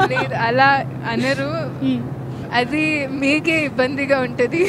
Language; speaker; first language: Telugu; non-native, local second language; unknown